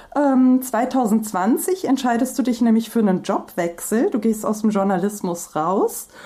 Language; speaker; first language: German; native; German